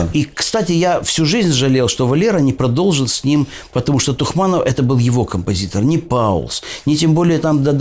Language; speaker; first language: Russian; native; Russian